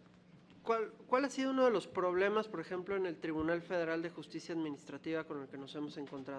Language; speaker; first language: Spanish; native; Spanish